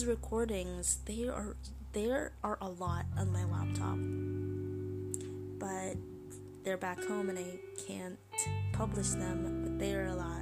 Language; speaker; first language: English; non-native, local second language; Filipino